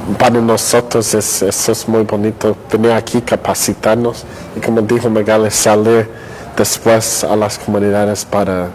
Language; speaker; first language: Spanish; non-native, fluent; English